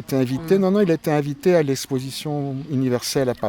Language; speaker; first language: French; native; French